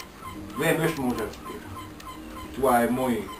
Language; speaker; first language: Bulgarian; non-native, learner; Finnish